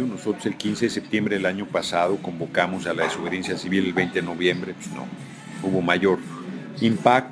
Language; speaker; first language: Spanish; native; Spanish